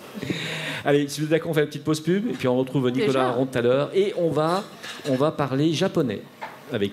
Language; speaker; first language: French; native; French